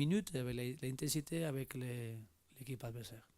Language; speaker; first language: French; non-native, learner; Spanish